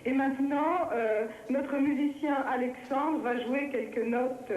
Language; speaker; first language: French; non-native, fluent; Russian